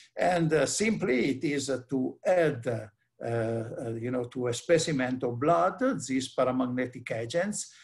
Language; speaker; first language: English; non-native, fluent; Italian